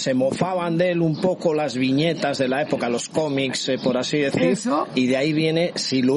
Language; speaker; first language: Spanish; native; Spanish